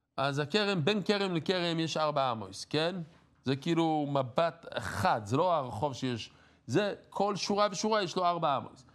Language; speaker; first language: Hebrew; non-native, fluent; English